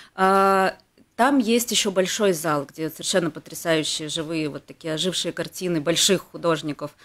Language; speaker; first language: Russian; native; Russian